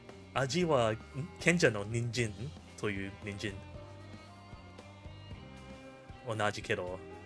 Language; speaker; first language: Japanese; non-native, learner; English